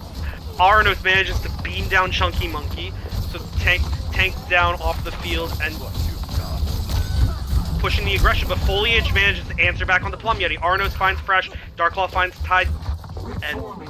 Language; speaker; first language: English; native; English